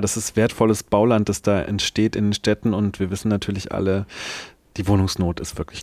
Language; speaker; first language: German; native; German